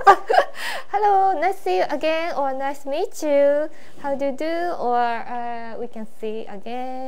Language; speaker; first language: English; non-native, learner; Japanese